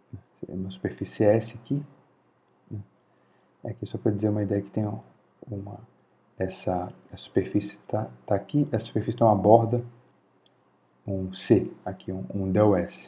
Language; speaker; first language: Portuguese; native; Portuguese